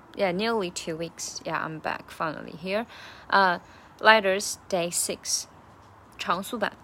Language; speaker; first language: English; non-native, fluent; Chinese